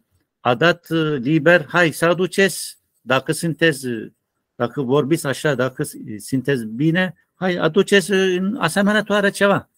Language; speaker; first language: Romanian; non-native, learner; Turkish